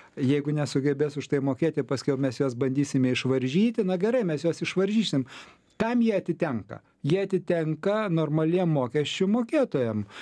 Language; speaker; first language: Lithuanian; native; Lithuanian